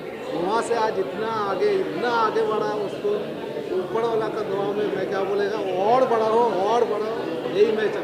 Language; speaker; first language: Hindi; non-native, local second language; Bangla